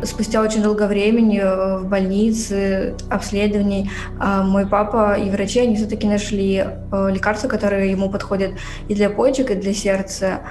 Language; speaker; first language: Russian; native; Russian